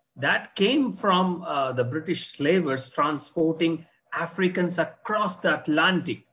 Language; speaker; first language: English; non-native, local second language; Hindi